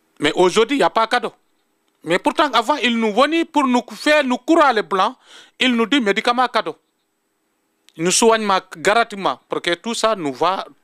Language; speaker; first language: French; non-native, local second language; Fula